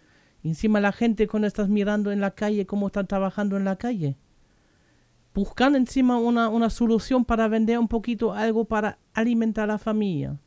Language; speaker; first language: Spanish; non-native, fluent; German